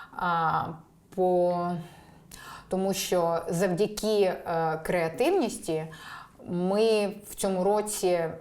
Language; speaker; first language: Ukrainian; non-native, local second language; Russian